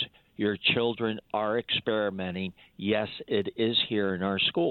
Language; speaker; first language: English; native; English